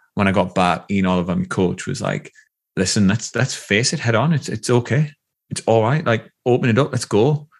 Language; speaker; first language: English; native; English